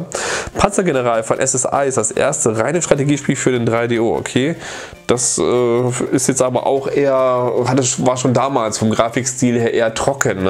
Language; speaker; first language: German; native; German